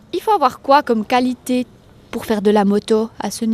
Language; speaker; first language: French; native; French